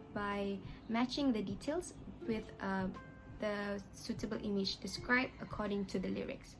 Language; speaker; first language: English; non-native, local second language; Malay